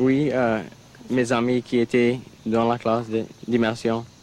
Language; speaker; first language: French; non-native, local second language; English